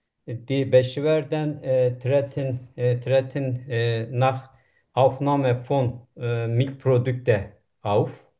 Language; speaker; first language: German; non-native, learner; Turkish